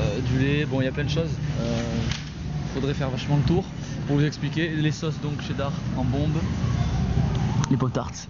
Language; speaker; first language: French; native; French